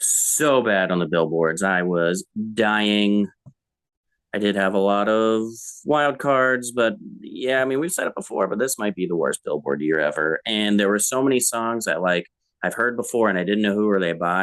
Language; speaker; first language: English; native; English